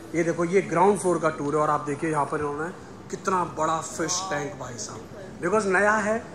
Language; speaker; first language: Hindi; non-native, local second language; Marathi